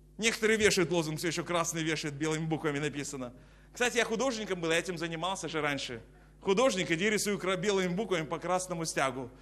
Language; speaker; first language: Russian; native; Russian